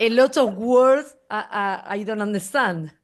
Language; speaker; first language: English; non-native, learner; Spanish